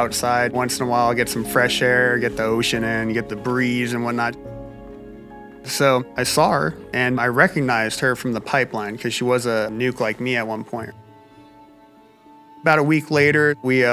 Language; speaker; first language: English; native; English